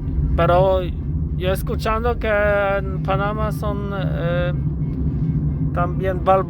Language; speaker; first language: Spanish; non-native, learner; Polish